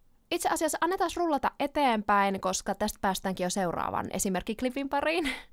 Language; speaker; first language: Finnish; native; Finnish